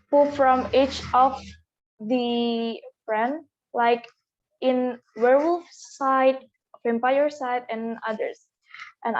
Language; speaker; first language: English; non-native, learner; Indonesian